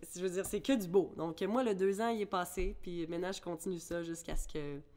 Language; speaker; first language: French; early bilingual, other home language; English